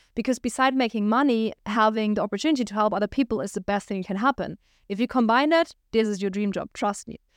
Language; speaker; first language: English; non-native, fluent; German